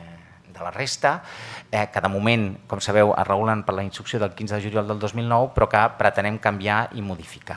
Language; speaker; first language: Catalan; native; Catalan